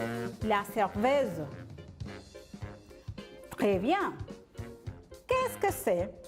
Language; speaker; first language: French; non-native, fluent; Spanish